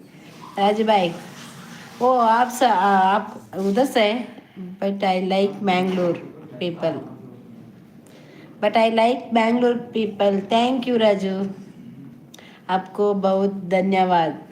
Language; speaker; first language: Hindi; non-native, local second language; Tulu